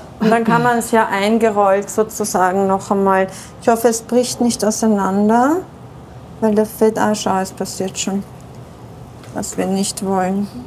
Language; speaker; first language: German; early bilingual, other home language; Persian